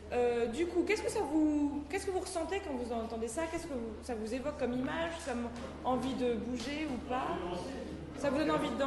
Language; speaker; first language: French; native; French